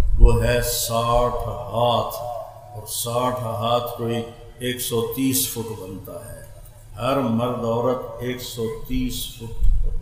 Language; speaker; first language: Urdu; non-native, local second language; Punjabi